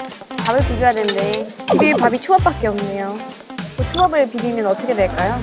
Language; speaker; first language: Korean; native; Korean